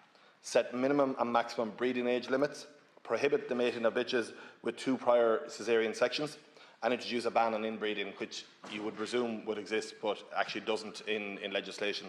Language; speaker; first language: English; native; English